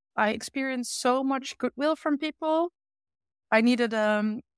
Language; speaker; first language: English; non-native, fluent; Dutch